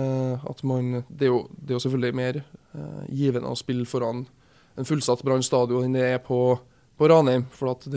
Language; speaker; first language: Norwegian; native; Norwegian